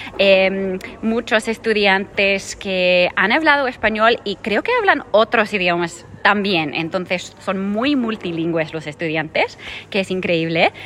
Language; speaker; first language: Spanish; non-native, fluent; German